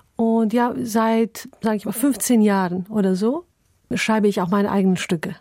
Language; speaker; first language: German; early bilingual, other home language; Turkish